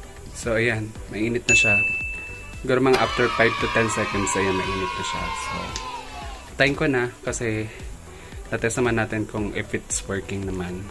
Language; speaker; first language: Filipino; native; Filipino